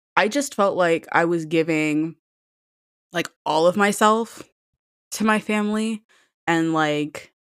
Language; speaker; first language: English; early bilingual, other home language; Amharic